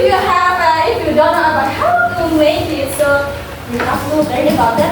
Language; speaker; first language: English; non-native, learner; Indonesian